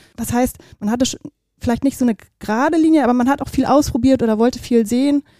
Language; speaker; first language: German; early bilingual, other home language; Dutch